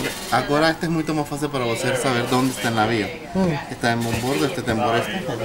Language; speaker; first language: Spanish; native; Spanish